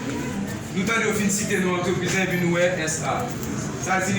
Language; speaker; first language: French; non-native, local second language; Haitian Creole